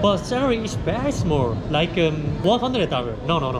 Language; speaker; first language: English; non-native, learner; Korean